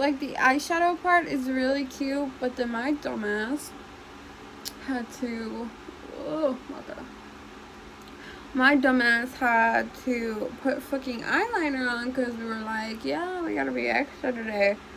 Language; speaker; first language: English; early bilingual, other home language; Spanish